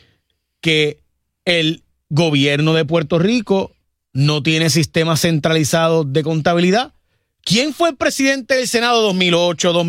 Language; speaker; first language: Spanish; native; Spanish